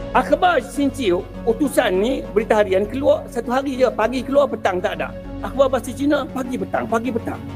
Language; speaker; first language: Malay; native; Malay